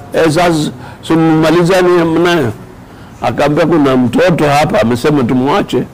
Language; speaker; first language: Swahili; native; Swahili